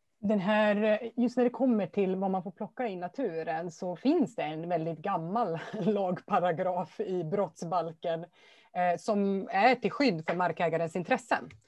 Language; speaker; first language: Swedish; native; Swedish